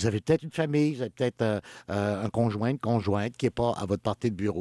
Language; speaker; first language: French; native; French